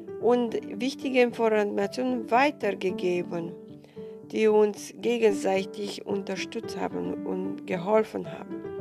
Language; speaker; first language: German; non-native, fluent; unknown